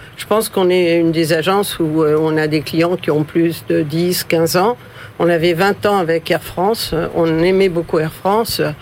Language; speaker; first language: French; early bilingual, other home language; Spanish